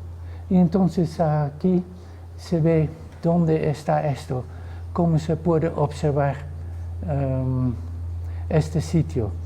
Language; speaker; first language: Spanish; non-native, fluent; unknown